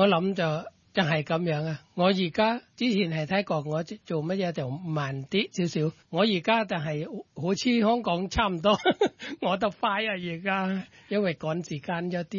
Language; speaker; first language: Cantonese; non-native, fluent; Thai